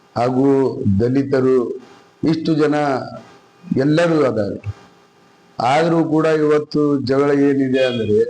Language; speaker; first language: Kannada; non-native, local second language; Urdu